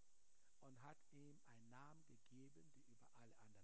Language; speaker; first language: German; non-native, learner; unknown